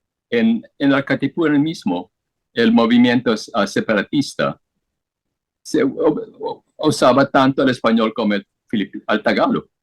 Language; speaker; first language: Spanish; non-native, fluent; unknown